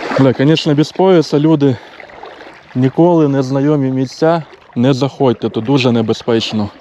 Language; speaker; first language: Ukrainian; non-native, local second language; Russian